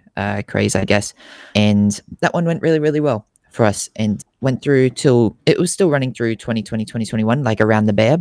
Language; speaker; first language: English; native; English